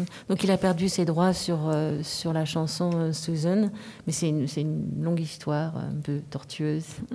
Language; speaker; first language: French; native; French